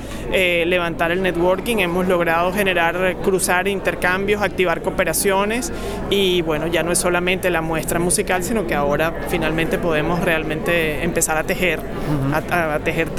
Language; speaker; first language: Spanish; native; Spanish